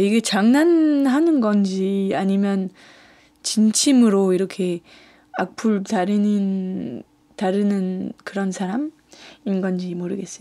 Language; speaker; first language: Korean; non-native, fluent; French